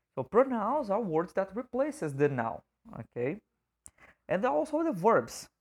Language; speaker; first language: English; non-native, fluent; Portuguese